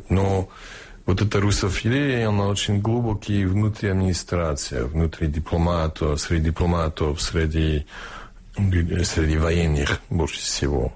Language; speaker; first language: Russian; non-native, fluent; English